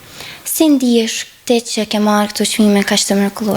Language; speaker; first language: Albanian; native; Albanian